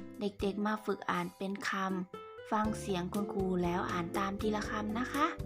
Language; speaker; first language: Thai; native; Thai